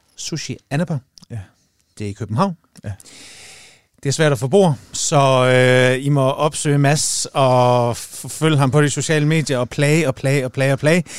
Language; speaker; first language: Danish; native; Danish